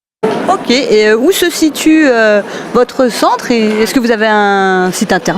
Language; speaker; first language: French; native; French